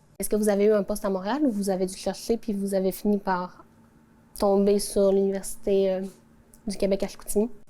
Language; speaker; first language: French; native; French